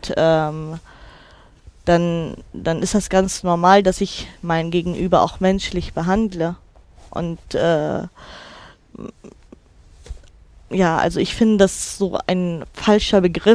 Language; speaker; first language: German; non-native, fluent; Arabic